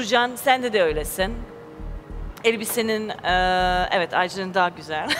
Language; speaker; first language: Turkish; non-native, fluent; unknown